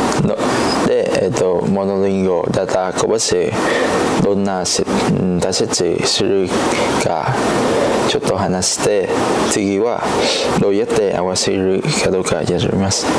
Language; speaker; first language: Japanese; non-native, learner; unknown